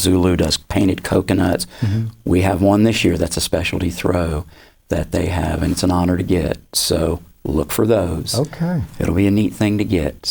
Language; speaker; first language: English; native; English